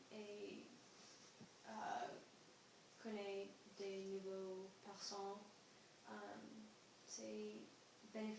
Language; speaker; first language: French; non-native, learner; English